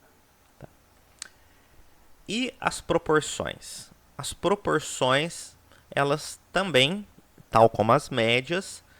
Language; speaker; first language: Portuguese; native; Portuguese